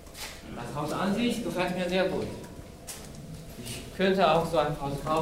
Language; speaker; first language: German; non-native, fluent; Chinese